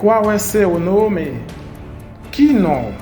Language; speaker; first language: Portuguese; non-native, fluent; Haitian Creole